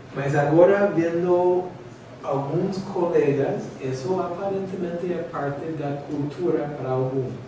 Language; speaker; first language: Portuguese; non-native, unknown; English